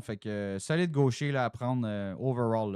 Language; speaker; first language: French; native; French